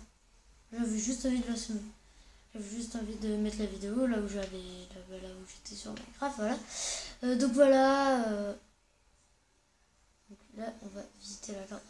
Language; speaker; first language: French; native; French